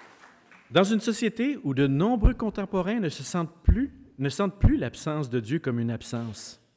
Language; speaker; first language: French; native; French